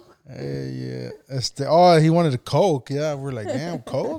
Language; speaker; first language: English; early bilingual, other home language; Spanish